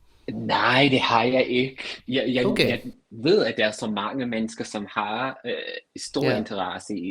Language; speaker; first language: Danish; non-native, fluent; English